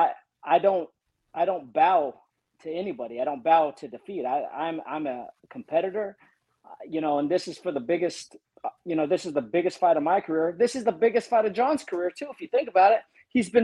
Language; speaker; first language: English; native; English